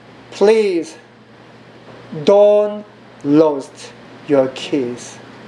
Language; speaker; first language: English; non-native, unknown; Korean